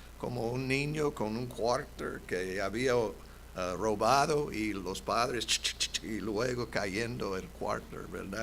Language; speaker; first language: Spanish; non-native, fluent; English